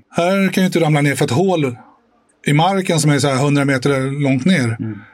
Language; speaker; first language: Swedish; early bilingual, other home language; Arabic